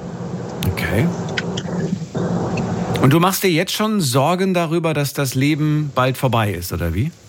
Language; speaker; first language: German; native; German